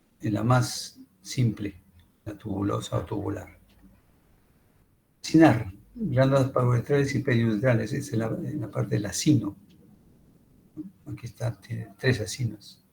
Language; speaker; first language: Spanish; native; Spanish